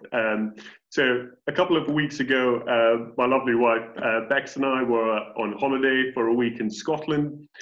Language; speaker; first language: English; native; English